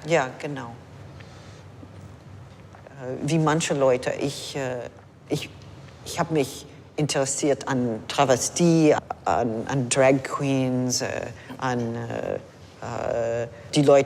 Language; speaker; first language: German; non-native, fluent; English